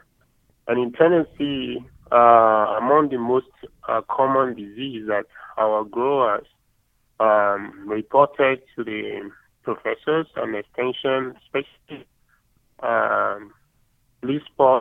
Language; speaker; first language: English; non-native, local second language; Yoruba